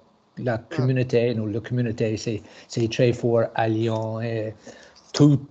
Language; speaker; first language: French; non-native, learner; English